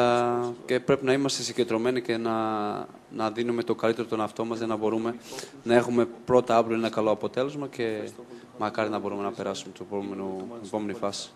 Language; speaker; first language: Greek; non-native, fluent; Portuguese